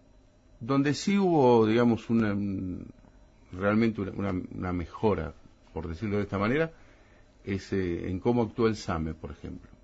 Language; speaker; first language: Spanish; native; Spanish